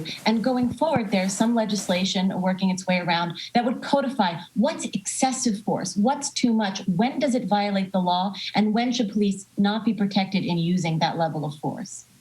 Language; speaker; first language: English; native; English